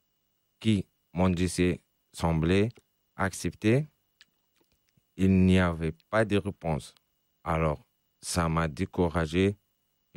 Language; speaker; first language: French; non-native, local second language; Arabic